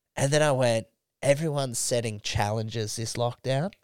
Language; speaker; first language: English; native; English